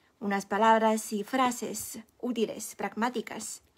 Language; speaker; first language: Spanish; non-native, fluent; Chinese